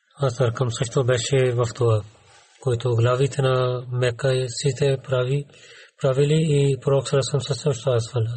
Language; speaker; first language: Bulgarian; non-native, learner; Urdu